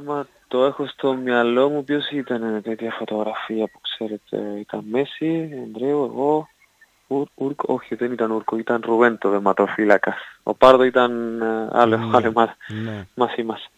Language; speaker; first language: Greek; non-native, fluent; Spanish